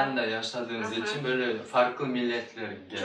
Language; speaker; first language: Turkish; non-native, learner; Kyrgyz